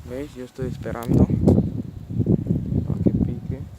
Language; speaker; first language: Spanish; non-native, local second language; Catalan